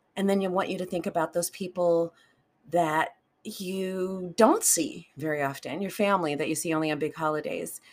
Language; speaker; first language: English; native; English